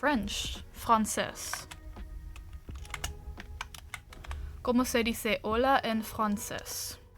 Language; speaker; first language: Spanish; non-native, learner; English